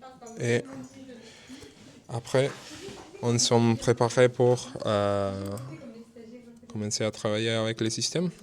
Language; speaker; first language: French; non-native, learner; Spanish